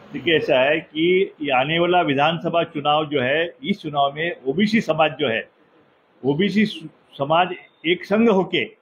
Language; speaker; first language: Hindi; non-native, local second language; Marathi